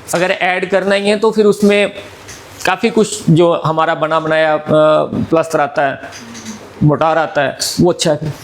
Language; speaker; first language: Hindi; non-native, local second language; Punjabi